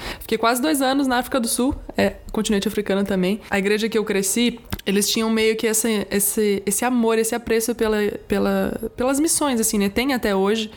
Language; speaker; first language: Portuguese; native; Portuguese